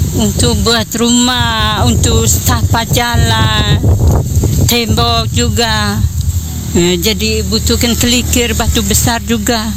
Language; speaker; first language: Indonesian; non-native, local second language; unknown